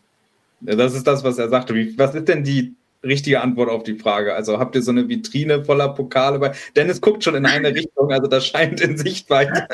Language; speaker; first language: German; native; German